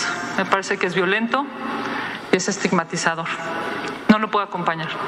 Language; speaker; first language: Spanish; native; Spanish